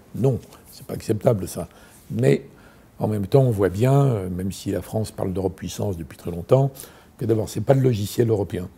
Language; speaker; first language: French; native; French